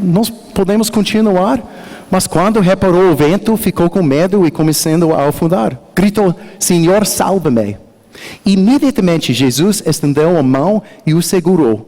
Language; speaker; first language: Portuguese; non-native, learner; English